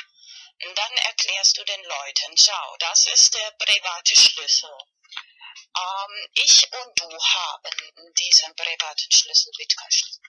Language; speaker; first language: German; non-native, fluent; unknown